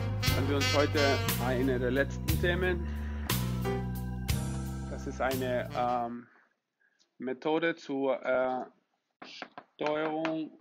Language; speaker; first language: German; non-native, fluent; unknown